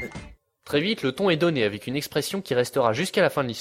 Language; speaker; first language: French; native; French